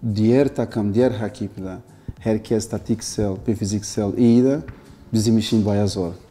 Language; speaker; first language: Turkish; non-native, learner; Portuguese